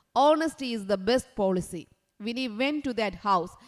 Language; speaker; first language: English; non-native, local second language; Malayalam